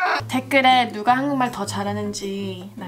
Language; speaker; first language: Korean; early bilingual, heritage; English